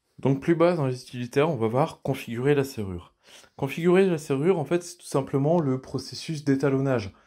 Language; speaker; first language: French; native; French